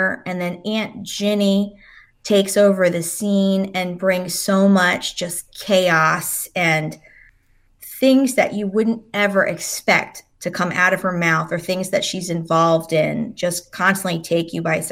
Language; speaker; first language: English; native; English